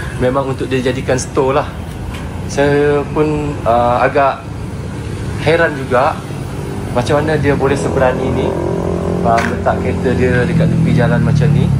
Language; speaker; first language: Malay; native; Malay